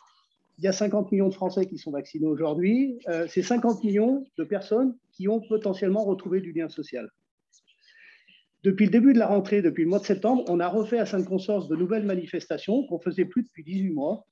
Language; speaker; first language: French; native; French